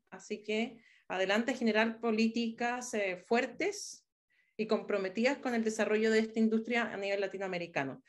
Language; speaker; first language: Spanish; native; Spanish